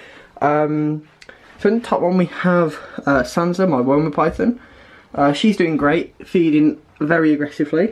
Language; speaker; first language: English; native; English